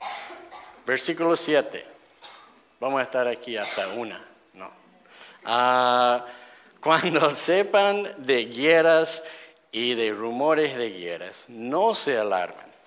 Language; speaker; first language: Spanish; non-native, fluent; English